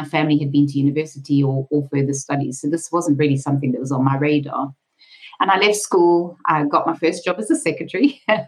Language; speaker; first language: English; native; English